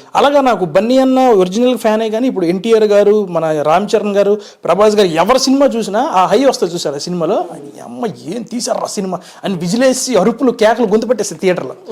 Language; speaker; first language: Telugu; native; Telugu